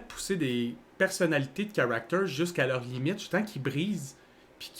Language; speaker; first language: French; native; French